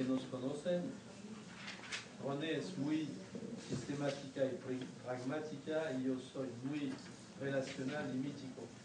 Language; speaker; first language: Spanish; non-native, fluent; French